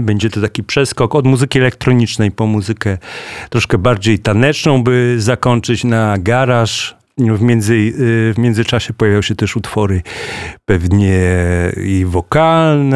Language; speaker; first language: Polish; native; Polish